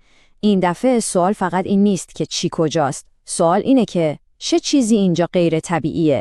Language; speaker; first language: Persian; native; Persian